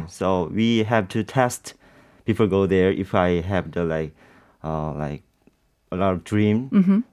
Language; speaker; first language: English; non-native, learner; Korean